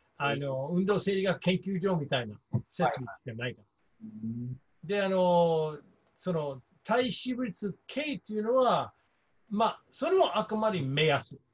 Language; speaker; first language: Japanese; non-native, fluent; English